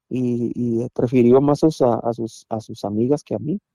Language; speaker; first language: Spanish; native; Spanish